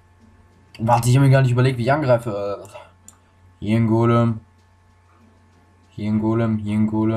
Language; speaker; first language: German; native; German